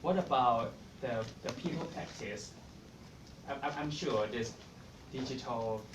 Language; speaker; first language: English; non-native, fluent; Thai